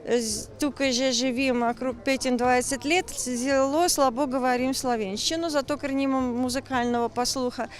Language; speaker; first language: Slovenian; non-native, learner; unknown